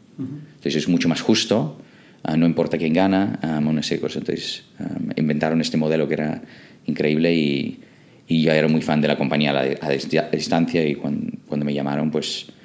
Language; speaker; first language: Spanish; non-native, fluent; English